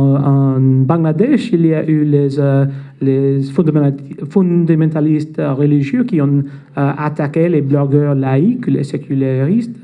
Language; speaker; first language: French; non-native, fluent; English